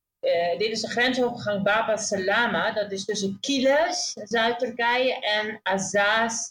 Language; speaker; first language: Dutch; native; Dutch